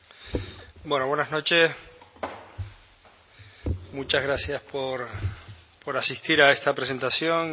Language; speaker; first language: Spanish; native; Spanish